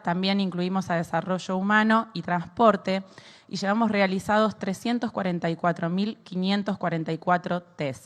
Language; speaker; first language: Spanish; native; Spanish